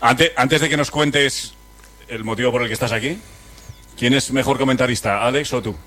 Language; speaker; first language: Spanish; native; Spanish